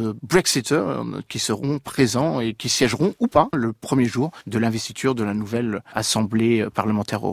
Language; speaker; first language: French; native; French